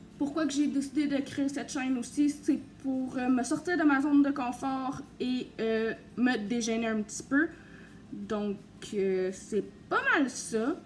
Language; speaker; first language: French; native; French